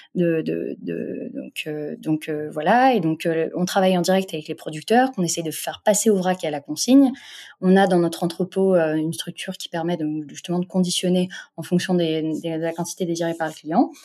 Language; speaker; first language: French; non-native, local second language; Arabic